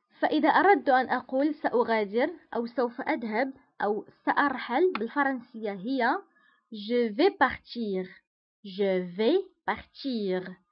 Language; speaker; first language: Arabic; native; Arabic